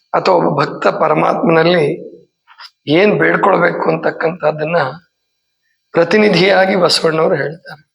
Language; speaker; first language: Kannada; native; Kannada